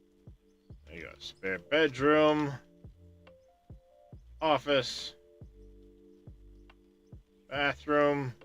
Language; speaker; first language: English; native; English